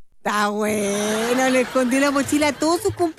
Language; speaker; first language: Spanish; native; Spanish